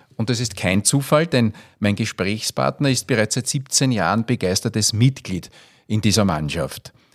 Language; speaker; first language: German; native; German